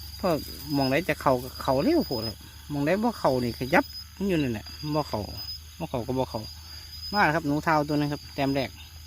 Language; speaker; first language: Thai; native; Thai